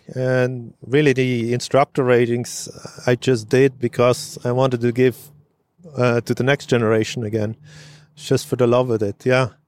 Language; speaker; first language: English; non-native, fluent; German